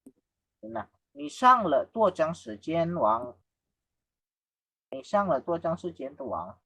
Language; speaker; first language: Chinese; non-native, fluent; Indonesian